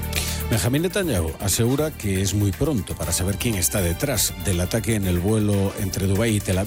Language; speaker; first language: Spanish; native; Spanish